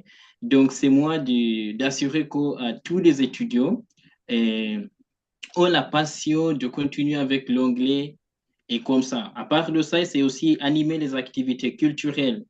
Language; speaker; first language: French; non-native, fluent; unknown